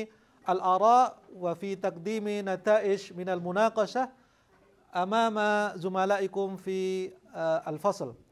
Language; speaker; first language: Arabic; non-native, fluent; Indonesian